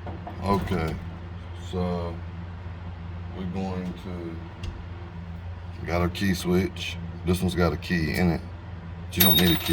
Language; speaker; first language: English; native; English